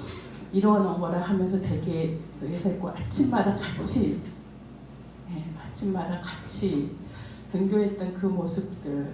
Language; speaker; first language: Korean; native; Korean